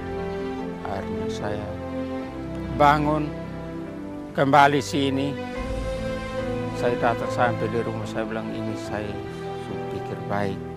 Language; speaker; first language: Indonesian; non-native, local second language; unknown